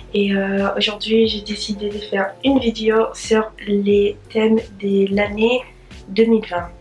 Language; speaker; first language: French; non-native, fluent; English